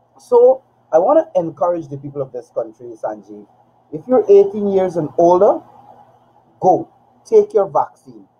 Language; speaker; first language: English; native; English